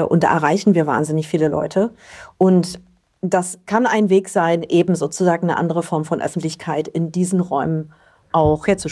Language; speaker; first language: German; native; German